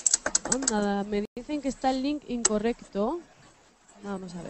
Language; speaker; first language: Spanish; native; Spanish